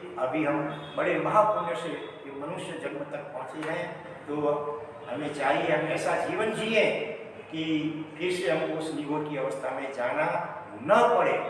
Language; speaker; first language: Hindi; non-native, local second language; Gujarati